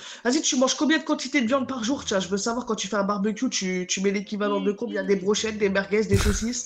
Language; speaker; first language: French; native; French